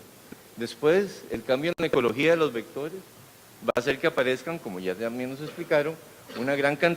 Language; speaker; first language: Spanish; native; Spanish